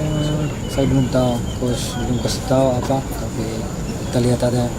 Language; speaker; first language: Indonesian; non-native, fluent; Dutch